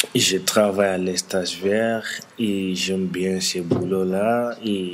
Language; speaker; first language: French; non-native, learner; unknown